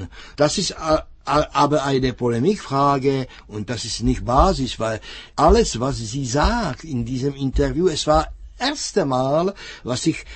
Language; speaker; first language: German; non-native, fluent; Czech